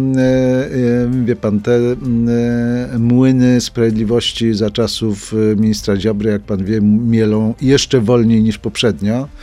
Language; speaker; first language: Polish; native; Polish